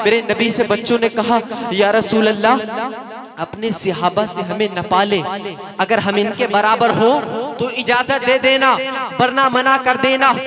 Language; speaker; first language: Hindi; native; Hindi